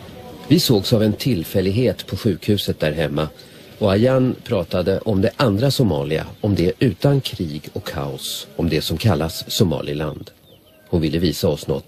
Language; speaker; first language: Swedish; native; Swedish